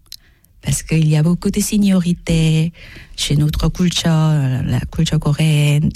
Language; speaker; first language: French; non-native, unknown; Korean